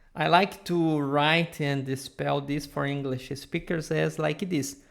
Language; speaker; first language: English; non-native, fluent; Portuguese